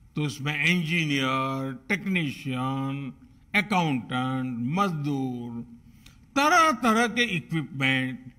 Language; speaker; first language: Hindi; non-native, local second language; Gujarati